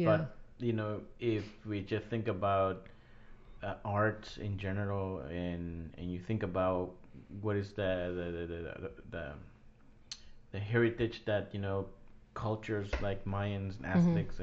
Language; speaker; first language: English; non-native, fluent; Spanish